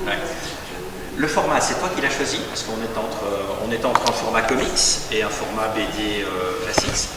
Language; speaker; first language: French; native; French